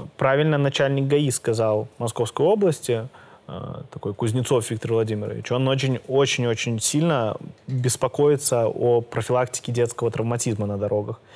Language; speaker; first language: Russian; native; Russian